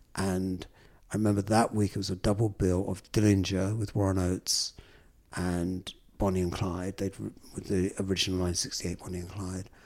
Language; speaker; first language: English; native; English